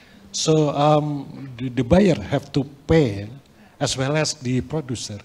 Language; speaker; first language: English; non-native, fluent; Indonesian